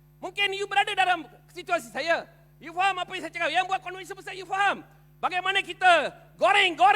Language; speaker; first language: Malay; non-native, local second language; Tamil